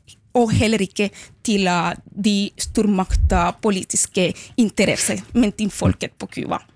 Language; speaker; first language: Norwegian; non-native, fluent; Spanish